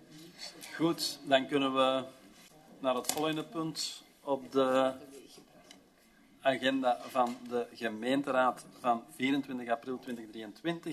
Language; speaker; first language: Dutch; native; Dutch